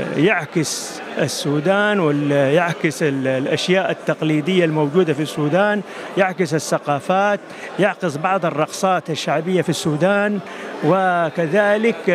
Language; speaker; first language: Arabic; native; Arabic